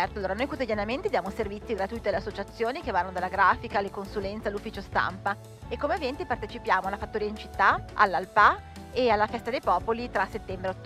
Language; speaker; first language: Italian; native; Italian